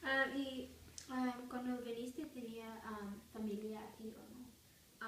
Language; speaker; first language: Spanish; non-native, learner; English